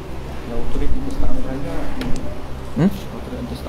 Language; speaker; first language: Arabic; non-native, learner; Malay